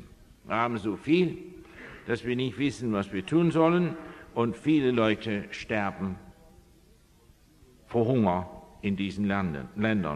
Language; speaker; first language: German; non-native, fluent; English